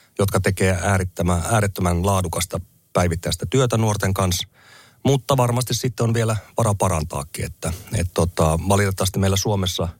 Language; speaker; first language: Finnish; native; Finnish